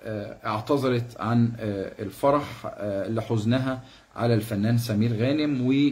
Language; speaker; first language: Arabic; native; Arabic